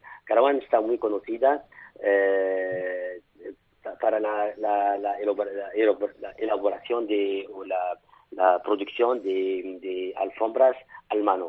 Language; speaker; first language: Spanish; non-native, fluent; Arabic